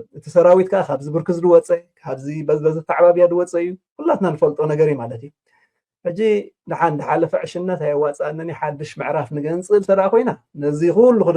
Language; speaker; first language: Tigrinya; native; Tigrinya